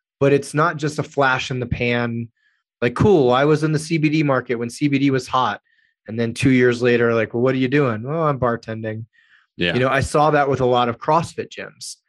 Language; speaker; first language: English; native; English